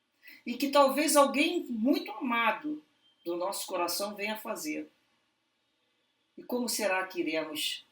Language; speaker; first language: Portuguese; native; Portuguese